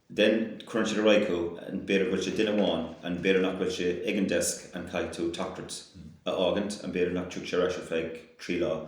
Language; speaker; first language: Irish; non-native, local second language; English